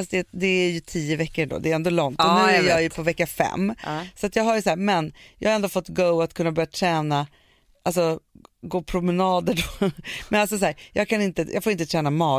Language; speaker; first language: Swedish; native; Swedish